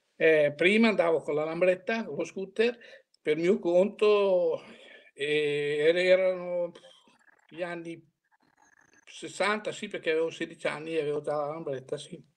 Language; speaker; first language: Italian; native; Italian